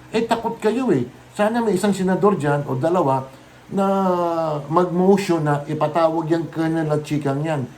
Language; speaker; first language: Filipino; non-native, local second language; Bikol